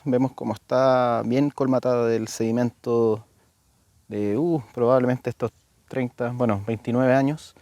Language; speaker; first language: Spanish; native; Spanish